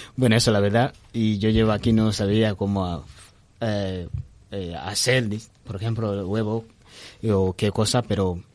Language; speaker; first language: Spanish; non-native, learner; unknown